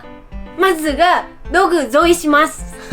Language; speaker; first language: Japanese; non-native, learner; Vietnamese